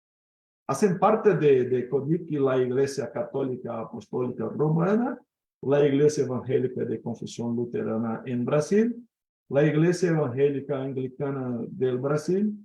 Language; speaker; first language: Spanish; non-native, fluent; Portuguese